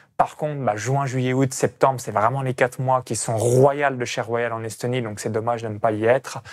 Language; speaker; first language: French; native; French